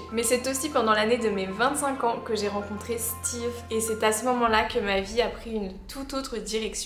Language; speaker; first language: French; native; French